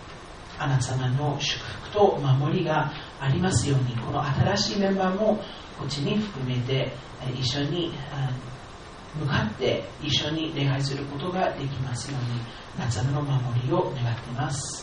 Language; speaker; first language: Japanese; non-native, fluent; English